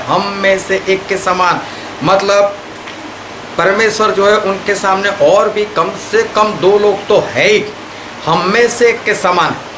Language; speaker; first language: Hindi; non-native, local second language; Gujarati